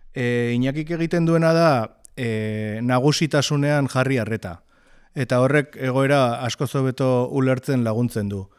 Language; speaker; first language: Basque; native; Basque